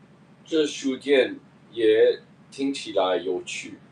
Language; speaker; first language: Chinese; non-native, learner; English